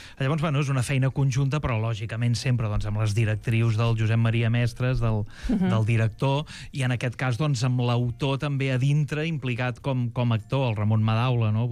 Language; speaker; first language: Catalan; native; Catalan